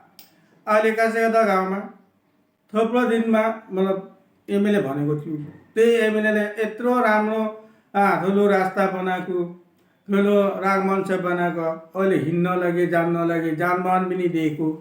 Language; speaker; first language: Nepali; non-native, local second language; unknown